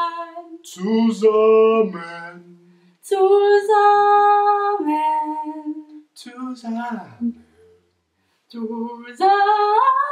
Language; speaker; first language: German; non-native, learner; English